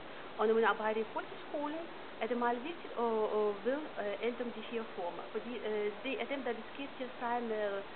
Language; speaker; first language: Danish; non-native, fluent; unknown